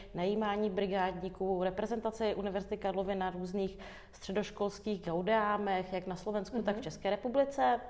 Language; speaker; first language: Czech; early bilingual, other home language; Armenian